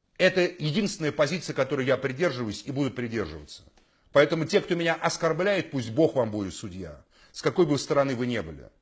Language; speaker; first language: Russian; native; Russian